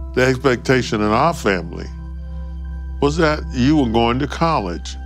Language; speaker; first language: English; native; English